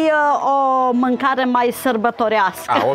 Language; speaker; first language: Romanian; non-native, local second language; Czech